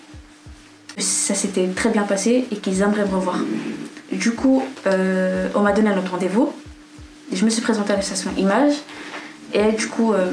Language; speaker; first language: French; non-native, local second language; Arabic